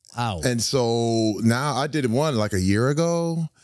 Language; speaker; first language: English; native; English